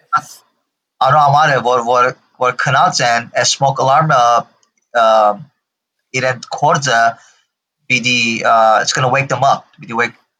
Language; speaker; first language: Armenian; early bilingual, heritage; Armenian